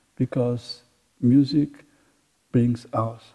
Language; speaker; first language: English; non-native, fluent; Catalan